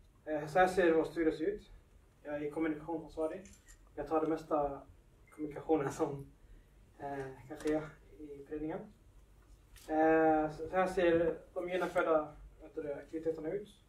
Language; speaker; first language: Swedish; early bilingual, other home language; Somali